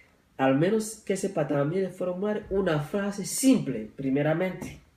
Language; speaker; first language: Spanish; non-native, fluent; French